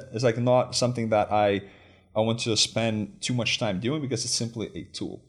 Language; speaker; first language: English; non-native, fluent; Lithuanian